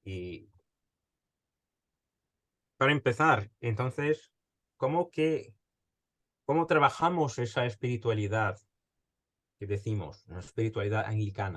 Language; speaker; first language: Spanish; early bilingual, heritage; Spanish